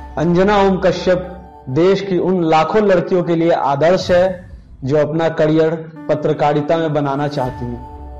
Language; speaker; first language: Hindi; native; Hindi